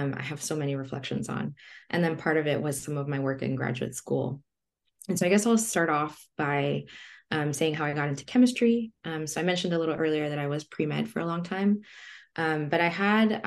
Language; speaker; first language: English; early bilingual, other home language; Spanish